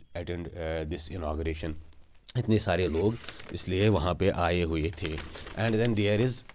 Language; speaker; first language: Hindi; non-native, local second language; Kashmiri